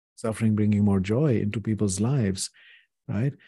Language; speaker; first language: English; non-native, local second language; Hindi